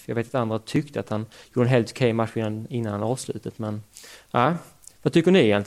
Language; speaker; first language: Swedish; native; Swedish